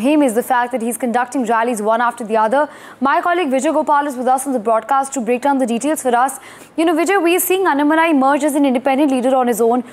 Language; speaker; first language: English; non-native, local second language; Punjabi